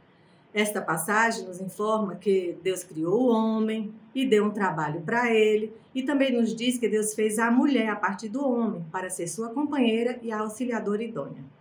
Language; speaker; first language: Portuguese; native; Portuguese